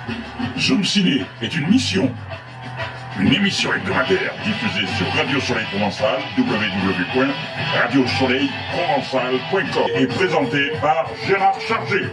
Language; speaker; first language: French; native; French